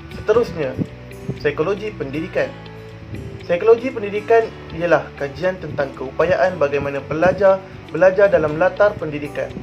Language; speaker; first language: Malay; native; Malay